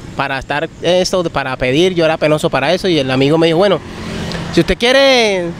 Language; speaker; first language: Spanish; native; Spanish